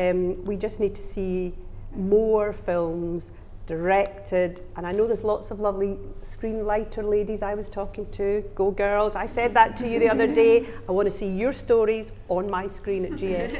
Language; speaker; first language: English; native; English